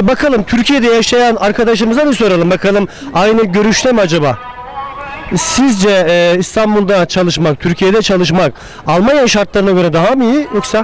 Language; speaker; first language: Turkish; native; Turkish